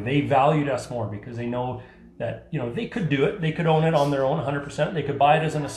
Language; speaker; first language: English; native; English